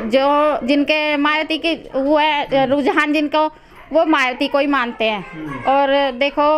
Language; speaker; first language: Hindi; native; Hindi